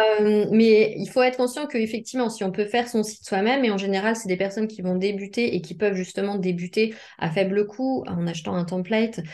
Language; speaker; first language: French; native; French